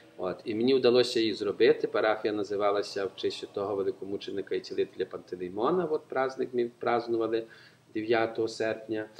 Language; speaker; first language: Ukrainian; native; Ukrainian